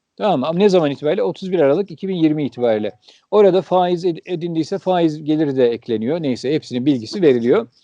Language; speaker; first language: Turkish; early bilingual, heritage; Turkish